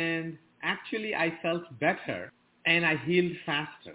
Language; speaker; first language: English; non-native, local second language; Bangla